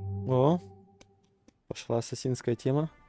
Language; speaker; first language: Russian; native; Russian